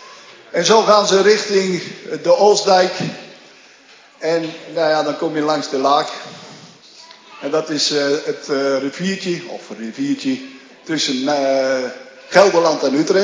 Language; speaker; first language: Dutch; native; Dutch